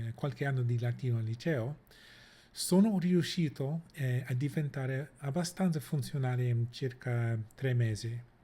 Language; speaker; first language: Italian; non-native, fluent; English